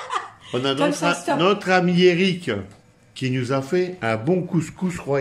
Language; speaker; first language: French; native; French